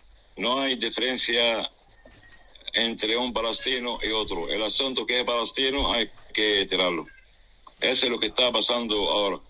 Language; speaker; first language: Spanish; non-native, fluent; Arabic